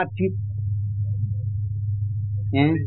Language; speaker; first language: French; non-native, learner; Vietnamese